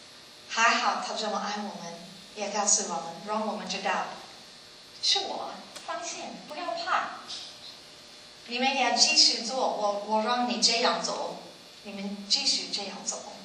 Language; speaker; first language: Chinese; non-native, learner; English